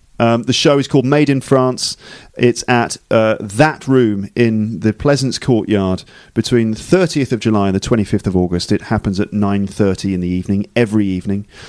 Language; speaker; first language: English; native; English